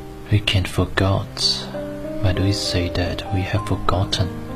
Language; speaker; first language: English; non-native, learner; Chinese